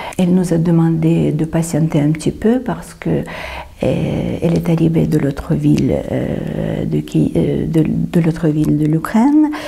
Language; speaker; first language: French; non-native, fluent; Ukrainian